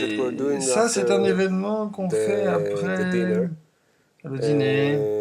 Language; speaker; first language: French; non-native, fluent; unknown